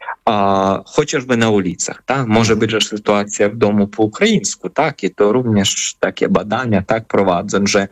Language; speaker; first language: Polish; non-native, fluent; Ukrainian